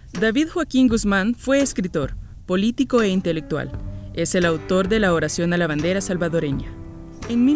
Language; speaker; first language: Spanish; native; Spanish